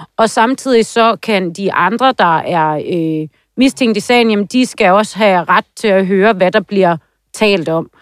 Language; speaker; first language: Danish; native; Danish